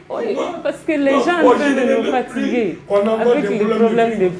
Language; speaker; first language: French; non-native, local second language; Bambara